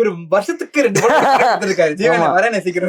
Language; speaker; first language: Tamil; native; Tamil